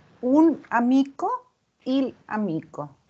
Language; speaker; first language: Italian; non-native, learner; Spanish